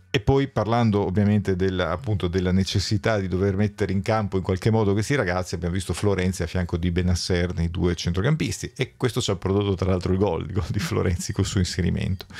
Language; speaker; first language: Italian; native; Italian